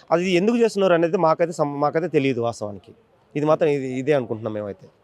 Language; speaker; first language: Telugu; native; Telugu